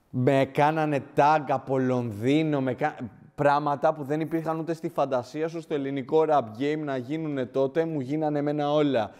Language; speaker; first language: Greek; early bilingual, other home language; Albanian